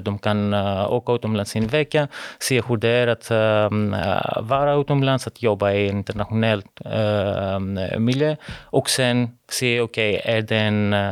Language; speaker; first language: Swedish; non-native, fluent; Greek